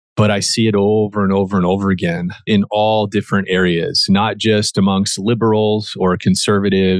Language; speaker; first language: English; native; English